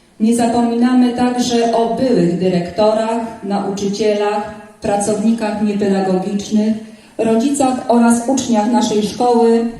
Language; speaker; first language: Polish; native; Polish